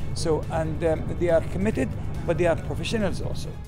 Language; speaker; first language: English; non-native, fluent; Russian